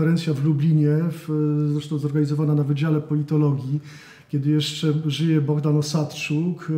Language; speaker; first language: Polish; native; Polish